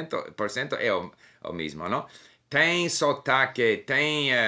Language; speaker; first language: Portuguese; non-native, learner; English